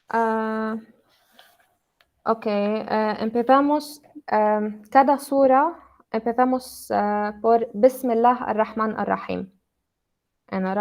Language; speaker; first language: Spanish; non-native, learner; Arabic